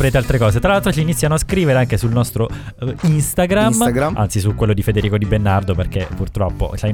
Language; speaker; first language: Italian; native; Italian